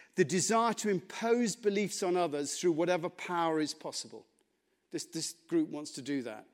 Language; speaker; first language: English; native; English